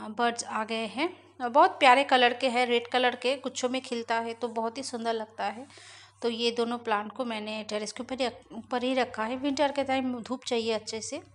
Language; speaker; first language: Hindi; non-native, local second language; Bangla